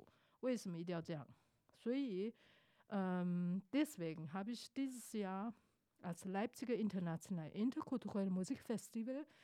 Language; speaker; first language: German; non-native, fluent; Chinese